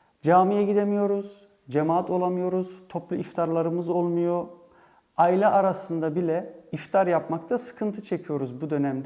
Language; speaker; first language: Turkish; early bilingual, heritage; Turkish